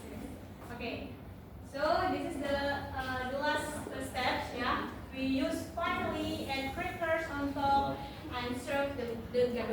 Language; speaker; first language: English; non-native, learner; Indonesian